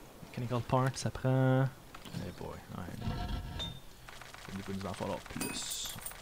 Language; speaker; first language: French; early bilingual, heritage; French